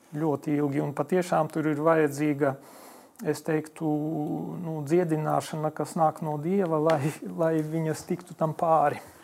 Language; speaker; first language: Latvian; non-native, local second language; Polish